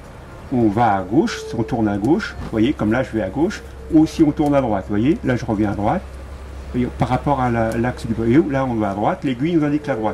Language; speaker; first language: French; native; French